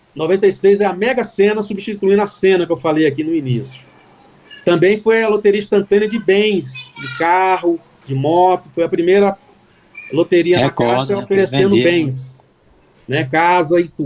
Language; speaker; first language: Portuguese; native; Portuguese